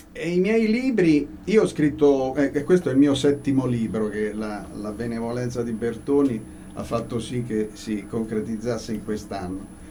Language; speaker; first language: Italian; native; Italian